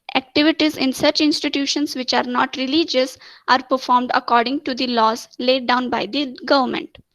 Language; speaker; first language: English; non-native, local second language; Marathi